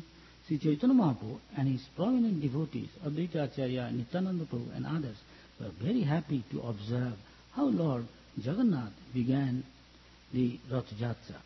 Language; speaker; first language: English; non-native, local second language; Bangla